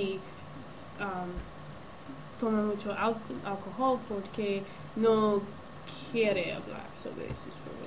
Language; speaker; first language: Spanish; non-native, learner; English